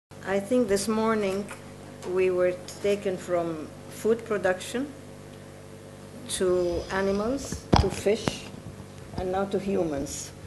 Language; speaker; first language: English; non-native, fluent; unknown